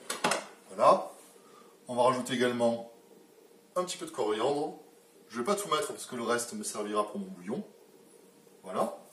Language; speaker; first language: French; native; French